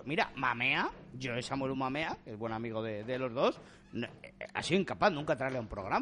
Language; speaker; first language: Spanish; native; Spanish